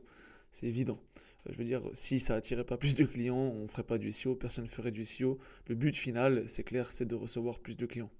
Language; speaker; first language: French; native; French